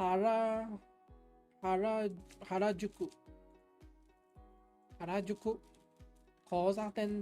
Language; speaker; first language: Japanese; non-native, learner; English